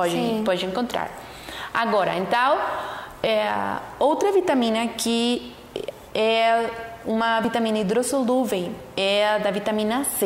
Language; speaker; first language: Portuguese; non-native, learner; Spanish